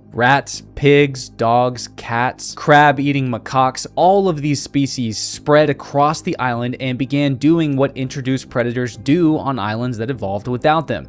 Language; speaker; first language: English; native; English